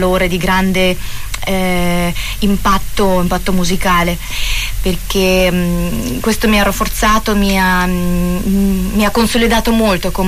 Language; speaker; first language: Italian; non-native, fluent; Russian